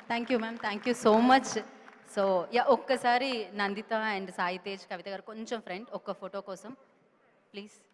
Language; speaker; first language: Telugu; native; Telugu